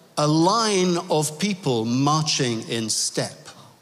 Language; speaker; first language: English; native; English